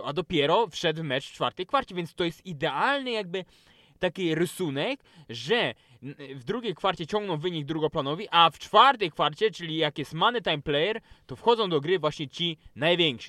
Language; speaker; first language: Polish; native; Polish